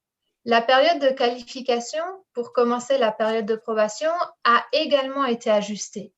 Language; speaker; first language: French; native; French